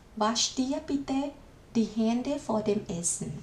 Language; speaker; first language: German; non-native, learner; Thai